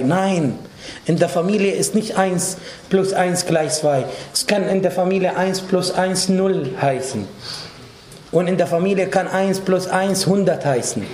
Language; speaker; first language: German; non-native, fluent; Arabic